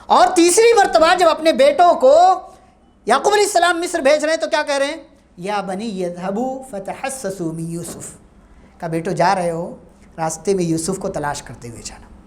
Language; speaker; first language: Urdu; native; Urdu